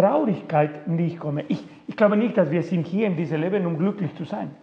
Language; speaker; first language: German; non-native, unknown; Spanish